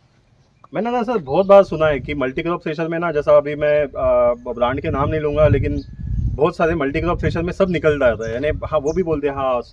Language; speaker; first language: Hindi; non-native, local second language; Marathi